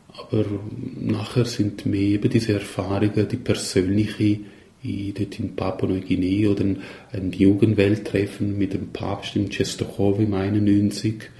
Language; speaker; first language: German; non-native, local second language; Italian